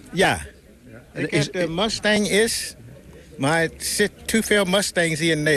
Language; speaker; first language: Dutch; non-native, learner; English